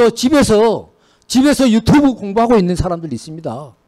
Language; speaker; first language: Korean; native; Korean